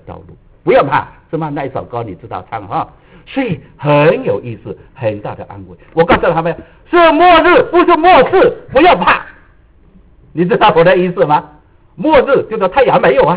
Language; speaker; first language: Chinese; native; Chinese